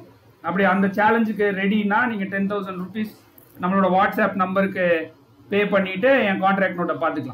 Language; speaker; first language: Tamil; native; Tamil